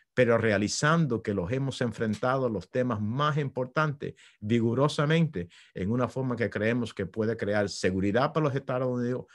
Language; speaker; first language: Spanish; early bilingual, heritage; Spanish